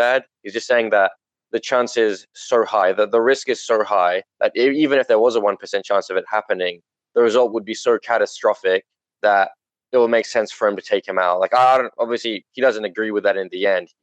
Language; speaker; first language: English; native; English